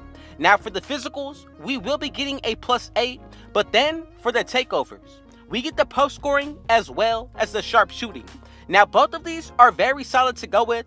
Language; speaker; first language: English; native; English